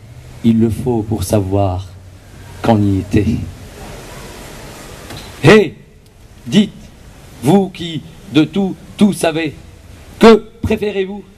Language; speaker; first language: French; non-native, local second language; Arabic